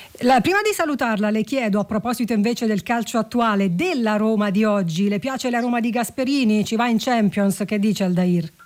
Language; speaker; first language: Italian; native; Italian